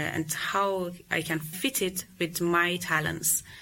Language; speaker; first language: English; non-native, fluent; Persian